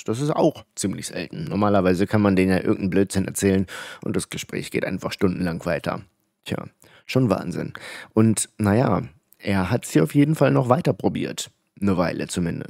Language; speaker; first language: German; native; German